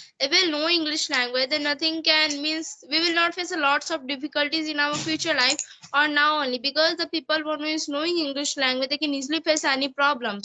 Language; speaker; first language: English; non-native, learner; Hindi